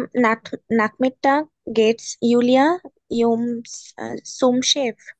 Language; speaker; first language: German; non-native, learner; Bangla